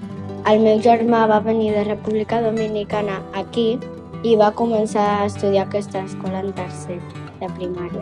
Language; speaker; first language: Catalan; non-native, local second language; Spanish